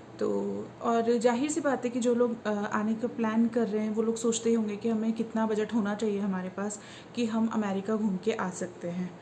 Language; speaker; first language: Hindi; native; Hindi